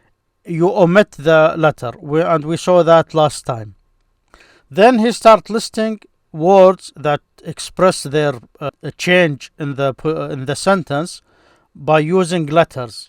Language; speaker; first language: English; non-native, fluent; Arabic